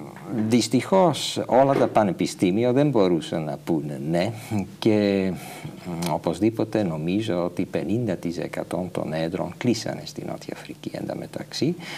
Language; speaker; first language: Greek; non-native, fluent; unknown